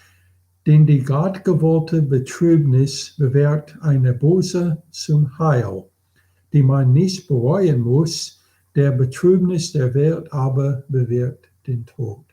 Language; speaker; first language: German; non-native, fluent; English